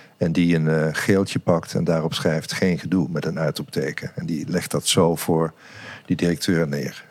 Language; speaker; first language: Dutch; native; Dutch